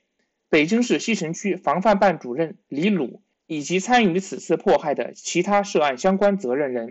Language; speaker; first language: Chinese; native; Chinese